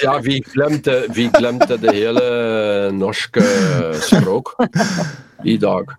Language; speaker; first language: Norwegian; non-native, learner; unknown